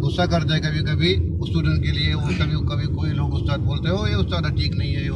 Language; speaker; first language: Hindi; non-native, learner; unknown